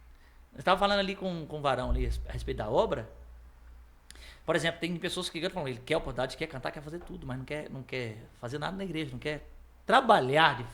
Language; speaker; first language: Portuguese; native; Portuguese